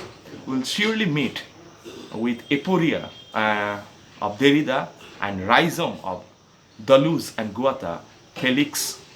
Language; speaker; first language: English; non-native, local second language; Bangla